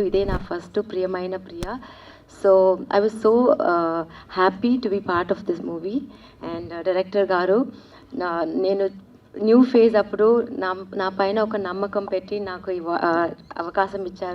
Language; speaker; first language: Telugu; non-native, learner; Tamil